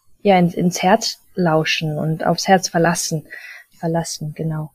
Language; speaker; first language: German; early bilingual, heritage; German